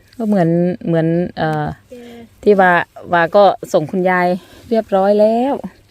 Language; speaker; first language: Thai; native; Thai